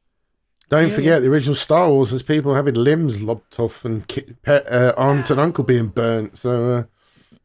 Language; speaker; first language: English; native; English